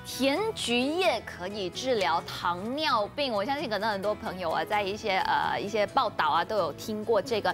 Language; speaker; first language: Chinese; native; Chinese